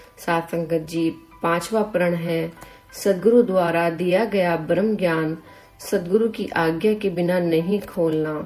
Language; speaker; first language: Hindi; native; Hindi